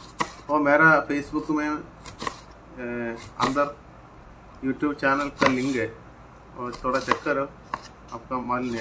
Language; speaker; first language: Hindi; non-native, local second language; Malayalam